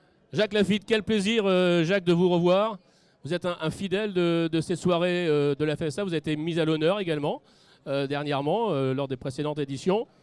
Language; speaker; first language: French; native; French